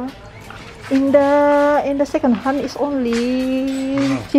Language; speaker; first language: English; non-native, learner; Filipino